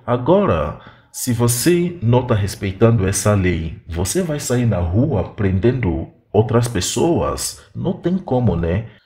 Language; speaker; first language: Portuguese; non-native, fluent; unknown